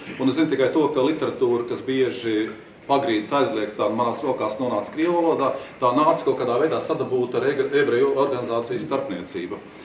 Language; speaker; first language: Latvian; non-native, local second language; Russian